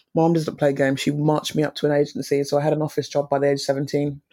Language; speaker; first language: English; native; English